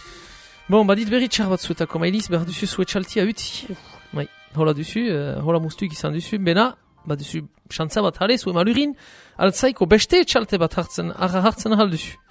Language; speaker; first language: Basque; native; Basque